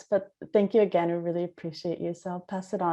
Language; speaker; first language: English; native; English